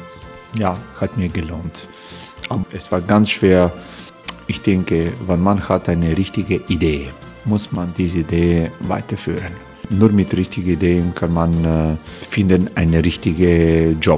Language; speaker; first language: German; non-native, learner; Croatian